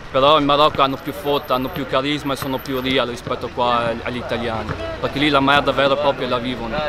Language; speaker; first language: Italian; early bilingual, other home language; Arabic